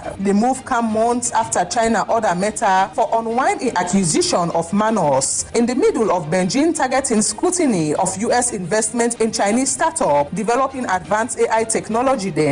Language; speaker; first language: English; non-native, local second language; Krio